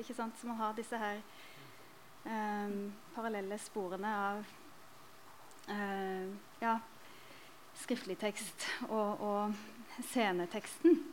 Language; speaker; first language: Norwegian; native; Norwegian